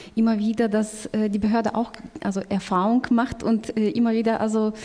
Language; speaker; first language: German; non-native, fluent; Russian